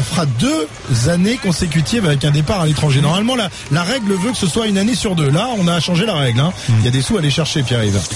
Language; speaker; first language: French; native; French